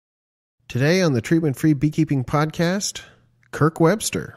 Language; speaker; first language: English; native; English